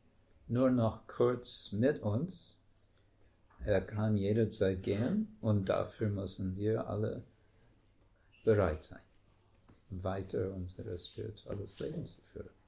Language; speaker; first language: German; non-native, fluent; English